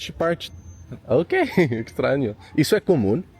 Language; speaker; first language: Portuguese; non-native, learner; English